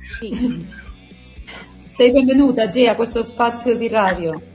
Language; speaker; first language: Italian; non-native, learner; Spanish